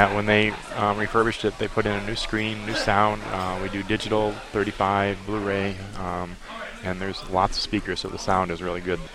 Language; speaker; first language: English; native; English